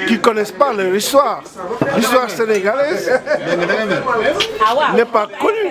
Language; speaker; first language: French; non-native, local second language; Wolof